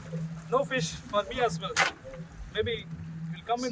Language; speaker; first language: English; non-native, local second language; Tamil